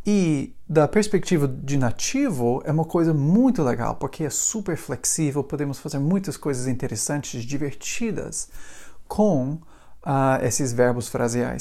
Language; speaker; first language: Portuguese; non-native, fluent; English